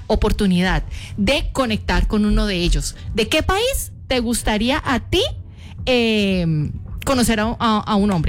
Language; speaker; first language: Spanish; native; Spanish